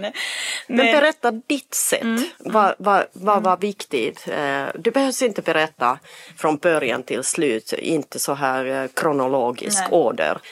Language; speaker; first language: Swedish; non-native, fluent; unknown